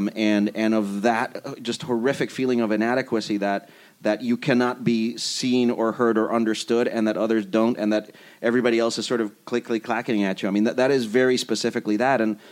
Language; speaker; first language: English; early bilingual, other home language; Spanish